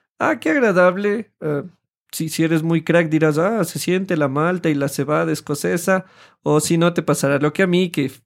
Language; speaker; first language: Spanish; native; Spanish